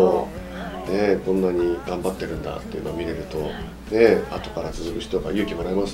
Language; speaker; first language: Japanese; native; Japanese